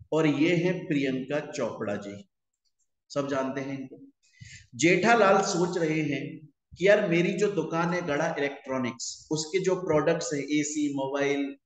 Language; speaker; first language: Hindi; native; Hindi